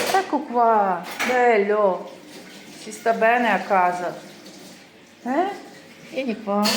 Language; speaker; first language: Italian; non-native, learner; Ukrainian